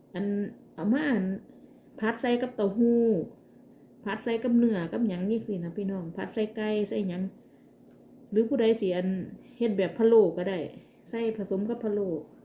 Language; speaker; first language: Thai; native; Thai